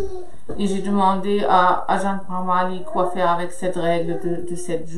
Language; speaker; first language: French; non-native, fluent; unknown